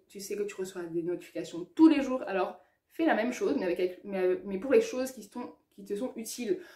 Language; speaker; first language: French; native; French